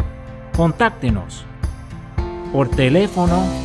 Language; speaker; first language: Spanish; native; Spanish